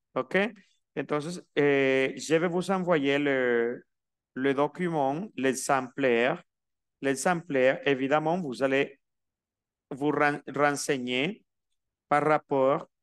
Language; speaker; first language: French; non-native, fluent; Spanish